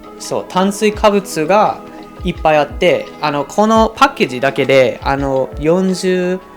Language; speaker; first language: Japanese; non-native, fluent; English